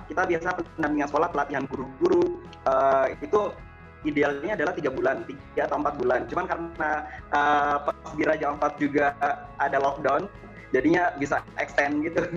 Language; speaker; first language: Indonesian; non-native, local second language; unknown